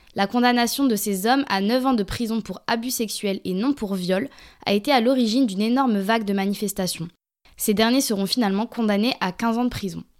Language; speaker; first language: French; native; French